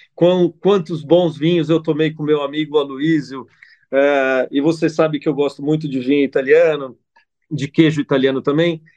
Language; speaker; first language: Portuguese; non-native, fluent; Italian